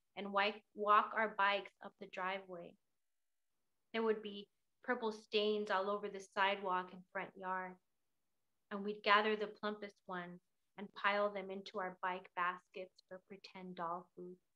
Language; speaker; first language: English; early bilingual, other home language; Spanish